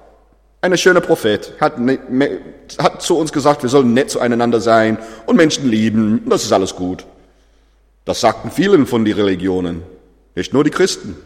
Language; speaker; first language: German; non-native, fluent; English